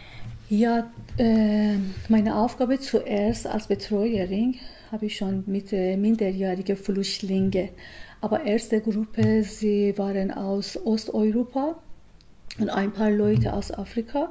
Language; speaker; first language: German; non-native, learner; Persian